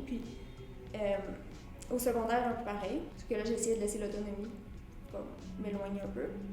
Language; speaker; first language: French; native; French